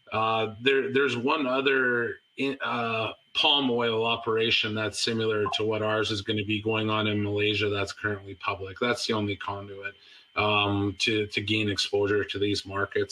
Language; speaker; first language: English; native; English